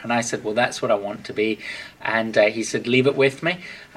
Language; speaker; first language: English; native; English